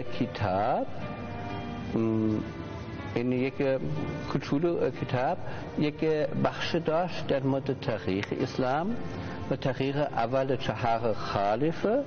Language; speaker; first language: Persian; non-native, learner; German